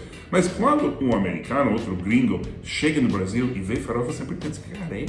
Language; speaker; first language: Portuguese; non-native, fluent; English